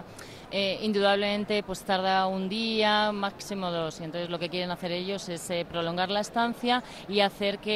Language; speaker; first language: Spanish; native; Spanish